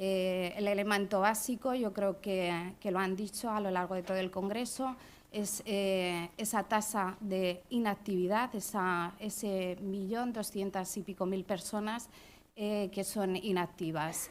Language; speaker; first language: Spanish; native; Spanish